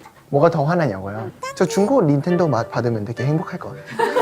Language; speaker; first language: Korean; non-native, fluent; Thai